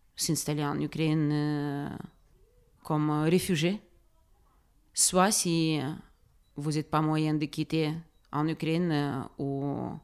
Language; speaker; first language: French; non-native, fluent; Ukrainian